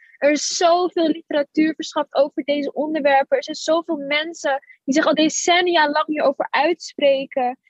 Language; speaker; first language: Dutch; early bilingual, other home language; Arabic